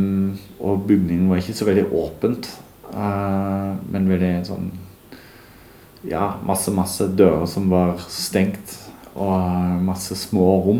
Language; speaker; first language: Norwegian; non-native, fluent; German